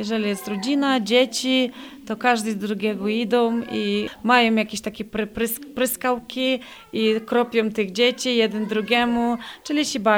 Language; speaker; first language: Polish; non-native, learner; Ukrainian